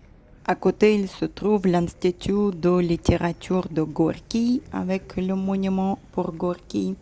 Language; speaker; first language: French; non-native, fluent; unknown